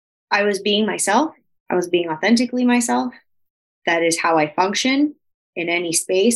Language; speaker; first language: English; early bilingual, other home language; Spanish